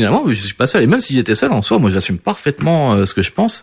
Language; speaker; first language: French; early bilingual, other home language; Portuguese